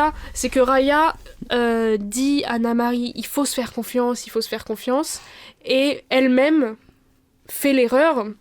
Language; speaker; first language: French; native; French